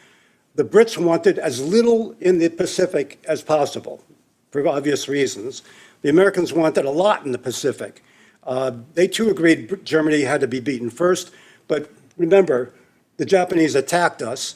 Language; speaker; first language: English; native; English